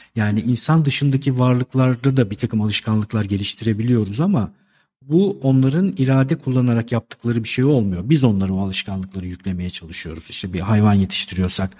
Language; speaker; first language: Turkish; native; Turkish